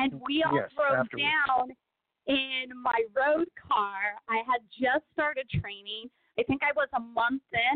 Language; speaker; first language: English; non-native, fluent; Portuguese